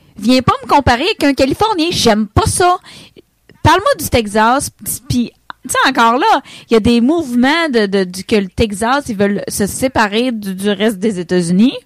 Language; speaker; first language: French; native; French